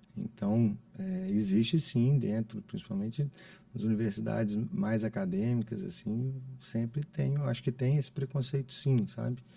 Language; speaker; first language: Portuguese; native; Portuguese